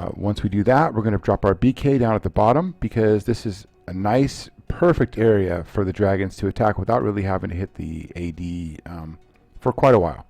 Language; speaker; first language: English; native; English